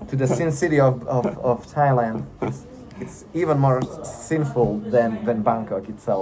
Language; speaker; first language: English; non-native, fluent; Slovak